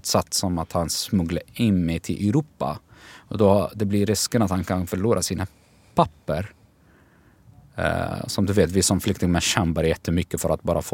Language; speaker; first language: Swedish; non-native, fluent; Arabic